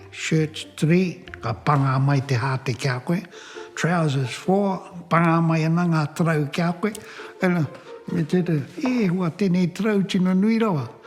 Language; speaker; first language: Māori; native; Māori